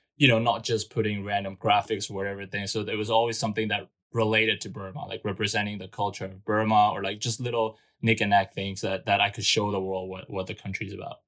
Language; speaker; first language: English; non-native, fluent; Burmese